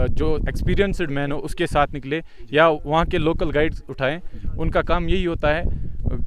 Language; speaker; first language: Hindi; non-native, local second language; Kashmiri